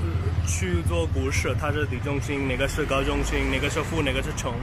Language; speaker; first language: Chinese; non-native, fluent; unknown